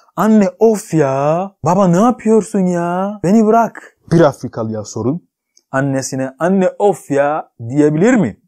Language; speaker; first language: Turkish; non-native, fluent; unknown